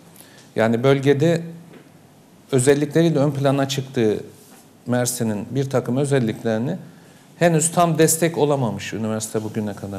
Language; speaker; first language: Turkish; native; Turkish